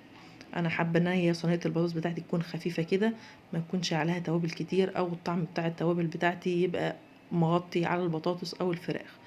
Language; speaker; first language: Arabic; native; Arabic